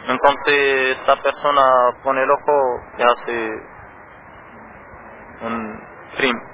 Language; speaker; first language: Spanish; non-native, learner; Arabic